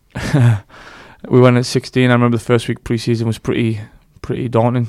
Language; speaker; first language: English; native; English